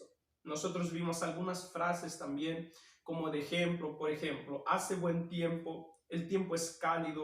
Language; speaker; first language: Spanish; non-native, fluent; Portuguese